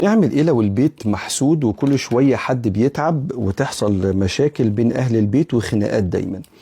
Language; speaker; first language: Arabic; native; Arabic